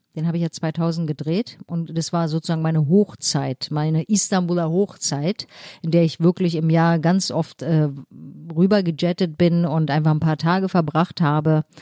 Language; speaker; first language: German; native; German